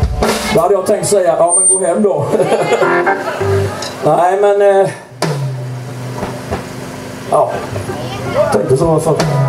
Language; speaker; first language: Swedish; native; Swedish